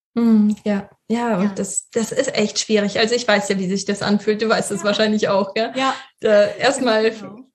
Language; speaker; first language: German; early bilingual, other home language; Russian